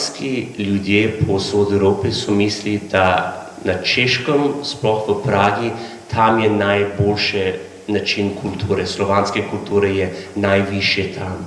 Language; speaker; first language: Slovenian; non-native, learner; English